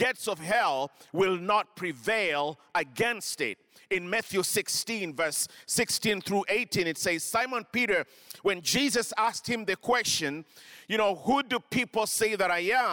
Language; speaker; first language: English; non-native, local second language; Luyia